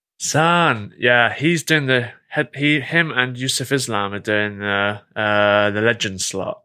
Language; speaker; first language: English; native; English